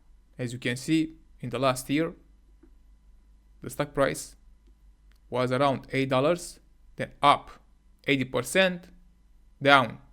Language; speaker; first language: English; non-native, fluent; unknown